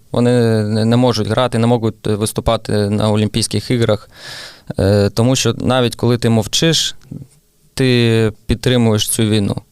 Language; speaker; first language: Ukrainian; non-native, local second language; Russian